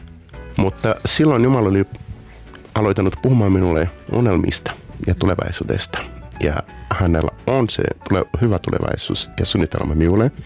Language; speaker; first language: Finnish; non-native, learner; Portuguese